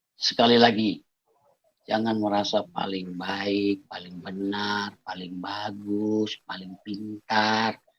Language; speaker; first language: Indonesian; non-native, local second language; Achinese